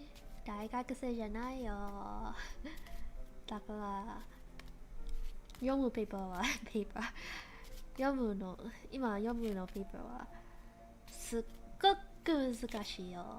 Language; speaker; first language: Japanese; non-native, learner; English